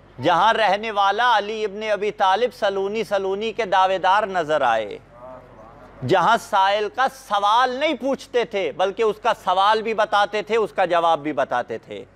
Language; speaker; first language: Urdu; non-native, local second language; Punjabi